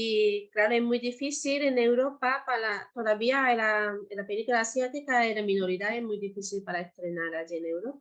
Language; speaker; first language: Spanish; non-native, learner; Japanese